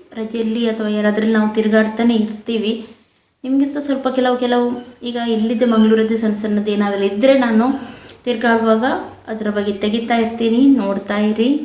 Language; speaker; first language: Kannada; non-native, local second language; Konkani